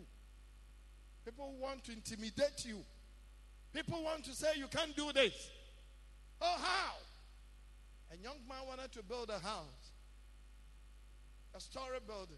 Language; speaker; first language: English; non-native, local second language; Akan